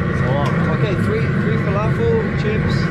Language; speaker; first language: English; non-native, learner; Arabic